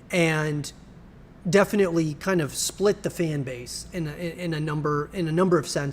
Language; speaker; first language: English; native; English